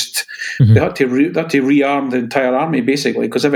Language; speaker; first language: English; native; English